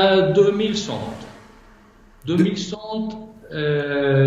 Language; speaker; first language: French; non-native, fluent; Italian